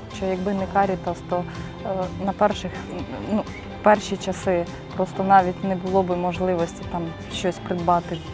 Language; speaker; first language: Ukrainian; native; Ukrainian